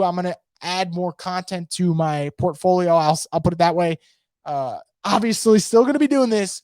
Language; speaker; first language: English; native; English